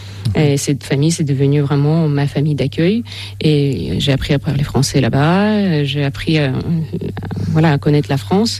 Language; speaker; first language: French; non-native, fluent; Russian